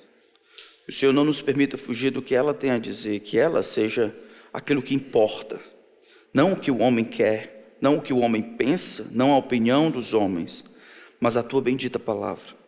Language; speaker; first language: Portuguese; native; Portuguese